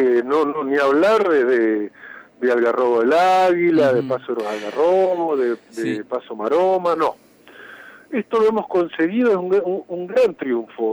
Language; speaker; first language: Spanish; native; Spanish